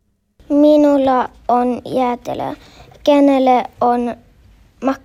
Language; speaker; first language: Finnish; non-native, learner; Swedish